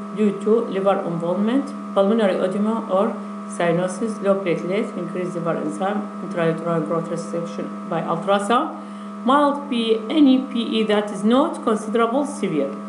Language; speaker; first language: English; non-native, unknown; Arabic